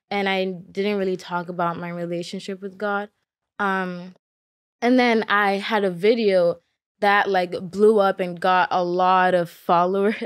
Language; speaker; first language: English; early bilingual, other home language; Akan